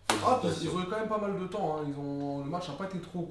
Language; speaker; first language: French; native; French